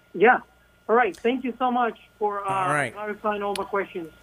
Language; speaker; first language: English; non-native, fluent; Spanish